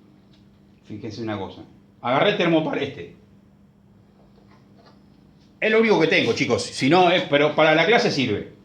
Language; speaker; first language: Spanish; native; Spanish